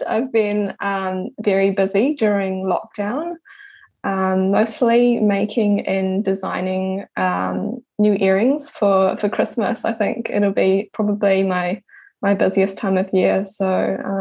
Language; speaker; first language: English; native; English